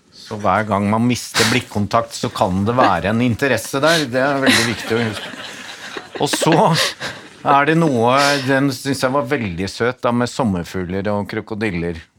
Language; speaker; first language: Norwegian; native; Norwegian